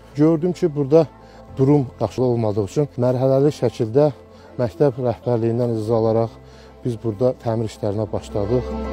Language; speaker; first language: Azerbaijani; native; Azerbaijani